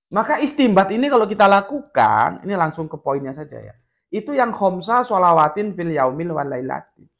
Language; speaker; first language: Indonesian; non-native, local second language; Javanese